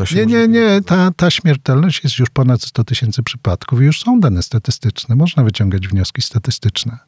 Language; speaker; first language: Polish; native; Polish